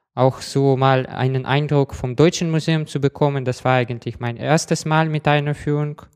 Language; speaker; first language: German; non-native, fluent; Russian